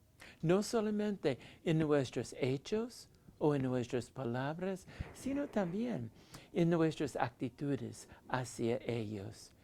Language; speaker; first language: Spanish; non-native, fluent; English